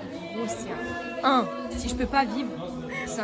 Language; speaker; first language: French; native; French